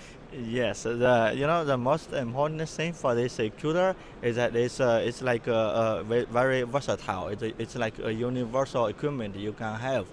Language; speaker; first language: English; non-native, fluent; Chinese